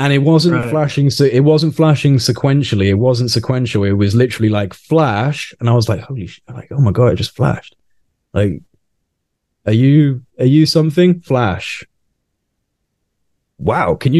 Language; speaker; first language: English; native; English